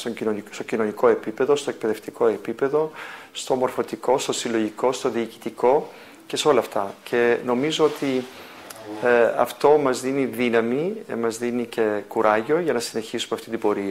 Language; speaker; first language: Greek; native; Greek